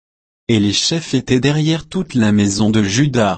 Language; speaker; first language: French; native; French